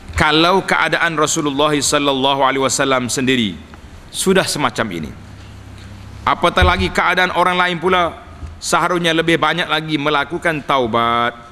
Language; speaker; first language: Malay; native; Malay